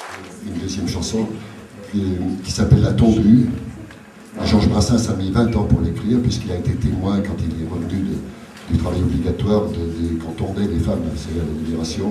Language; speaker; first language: French; native; French